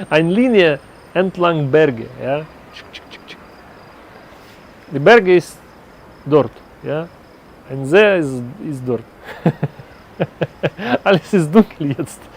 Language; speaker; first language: German; non-native, learner; Russian